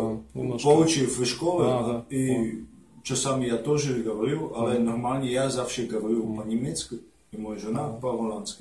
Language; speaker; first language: Russian; non-native, learner; Czech